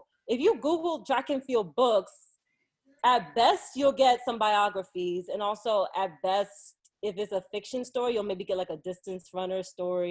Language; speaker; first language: English; native; English